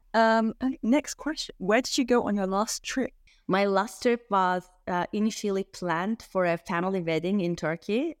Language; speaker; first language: English; non-native, fluent; Turkish